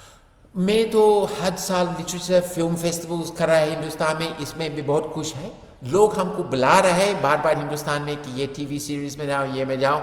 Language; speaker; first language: Hindi; non-native, fluent; English